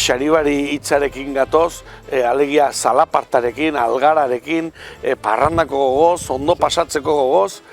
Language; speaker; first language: Basque; native; Basque